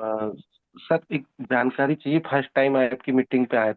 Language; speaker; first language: Hindi; native; Hindi